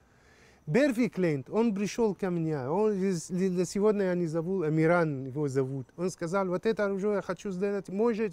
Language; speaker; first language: Russian; non-native, learner; Arabic